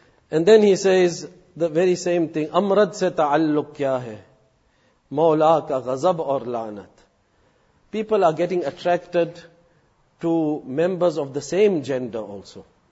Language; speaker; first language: English; native; English